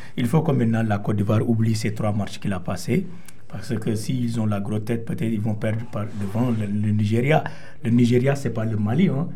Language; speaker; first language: French; non-native, local second language; Wolof